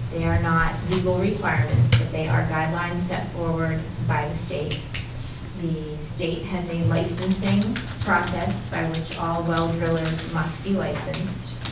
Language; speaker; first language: English; native; English